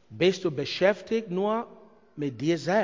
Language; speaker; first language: German; non-native, learner; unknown